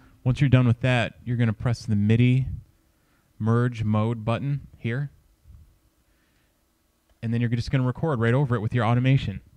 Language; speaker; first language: English; native; English